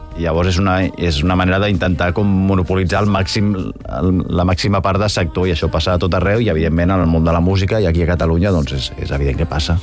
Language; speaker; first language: Catalan; native; Catalan